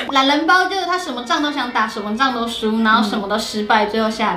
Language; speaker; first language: Chinese; native; Chinese